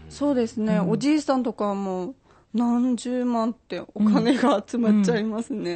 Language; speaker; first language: Japanese; non-native, fluent; Mongolian